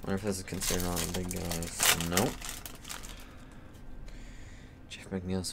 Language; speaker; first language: English; native; English